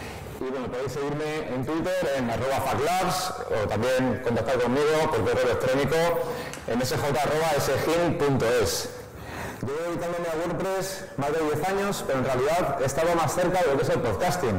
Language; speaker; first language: Spanish; native; Spanish